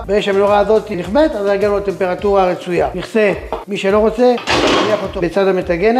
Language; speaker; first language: Hebrew; native; Hebrew